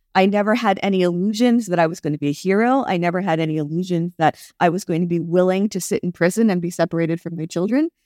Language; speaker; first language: English; native; English